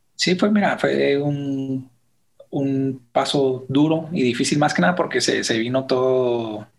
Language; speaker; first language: Spanish; early bilingual, heritage; Spanish